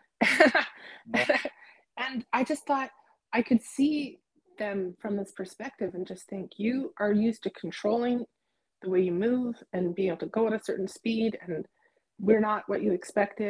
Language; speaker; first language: English; native; English